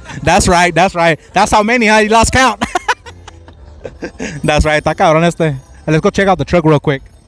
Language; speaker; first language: English; early bilingual, other home language; Spanish